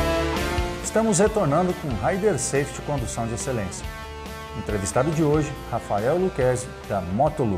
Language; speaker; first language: Portuguese; native; Portuguese